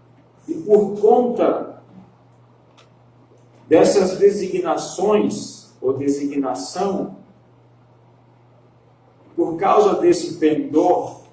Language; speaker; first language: Portuguese; native; Portuguese